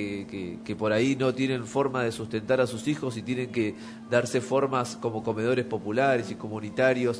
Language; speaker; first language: Spanish; native; Spanish